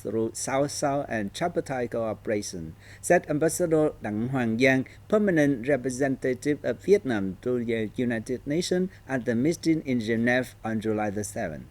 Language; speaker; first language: English; non-native, fluent; Vietnamese